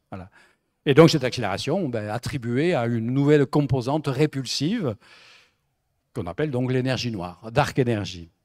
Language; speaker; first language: French; native; French